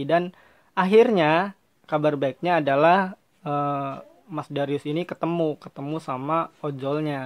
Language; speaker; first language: Indonesian; native; Indonesian